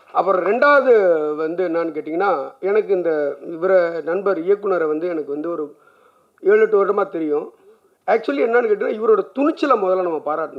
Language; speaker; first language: Tamil; native; Tamil